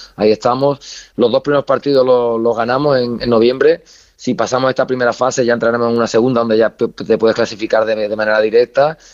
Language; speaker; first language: Spanish; native; Spanish